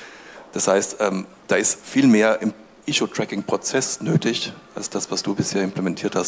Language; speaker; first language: German; native; German